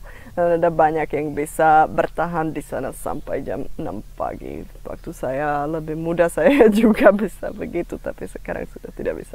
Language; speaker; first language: Indonesian; non-native, fluent; Czech